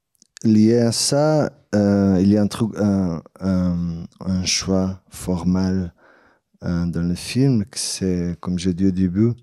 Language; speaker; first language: French; non-native, fluent; Portuguese